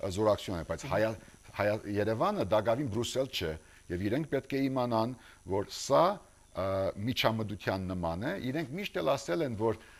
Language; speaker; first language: Armenian; early bilingual, heritage; Armenian